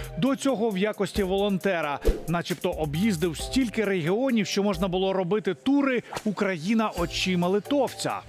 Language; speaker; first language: Ukrainian; native; Ukrainian